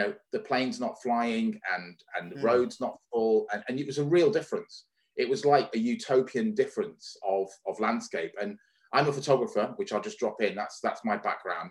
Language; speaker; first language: English; native; English